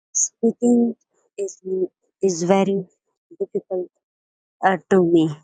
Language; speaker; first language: English; non-native, learner; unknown